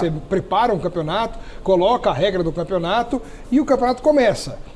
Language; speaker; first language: Portuguese; native; Portuguese